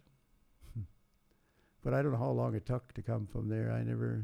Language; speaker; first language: English; native; English